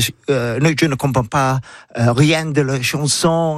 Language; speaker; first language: French; non-native, learner; English